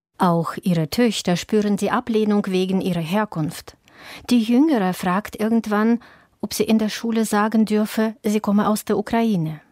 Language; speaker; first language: German; native; German